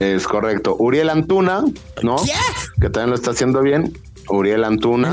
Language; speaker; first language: Spanish; native; Spanish